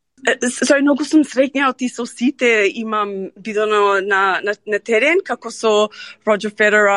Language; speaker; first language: Macedonian; early bilingual, heritage; Macedonian